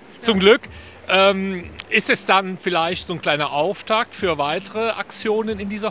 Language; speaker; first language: German; native; German